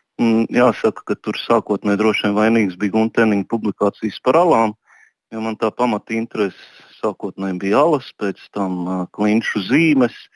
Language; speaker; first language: Latvian; native; Latvian